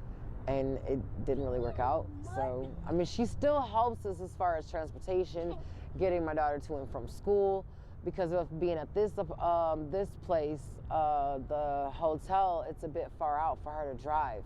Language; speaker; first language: English; native; English